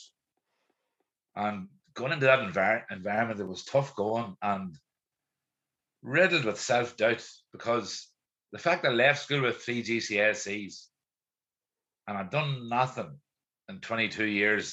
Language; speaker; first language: English; native; English